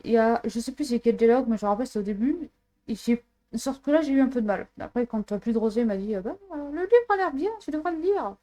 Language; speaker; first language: French; native; French